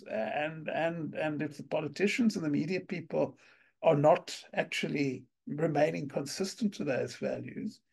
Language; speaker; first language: English; native; English